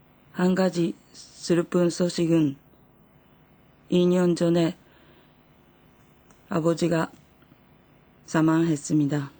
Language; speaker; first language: Korean; non-native, fluent; Japanese